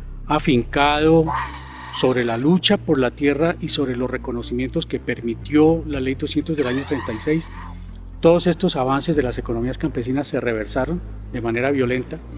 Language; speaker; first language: Spanish; native; Spanish